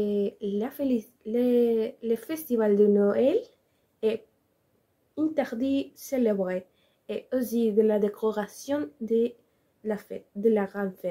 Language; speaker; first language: French; non-native, learner; Spanish